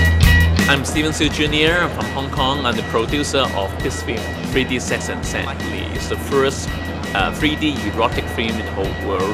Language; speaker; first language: English; non-native, local second language; Cantonese